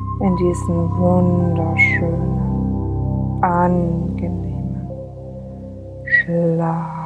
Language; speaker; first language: German; native; German